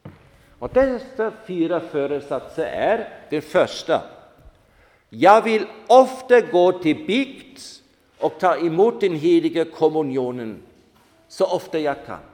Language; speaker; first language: Swedish; non-native, fluent; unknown